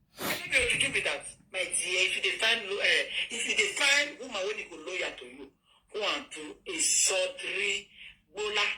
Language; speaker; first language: Nigerian Pidgin; native; Nigerian Pidgin